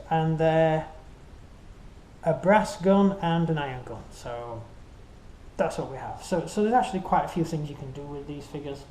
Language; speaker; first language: English; native; English